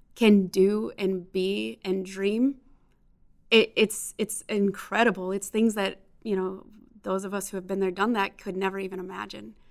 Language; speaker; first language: English; native; English